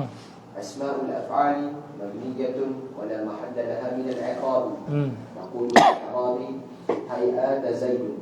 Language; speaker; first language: Arabic; non-native, learner; Malay